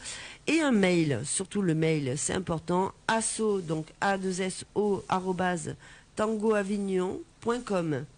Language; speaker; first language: French; native; French